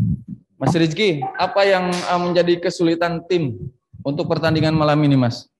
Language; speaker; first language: Indonesian; native; Indonesian